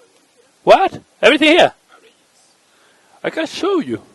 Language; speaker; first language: English; non-native, learner; Spanish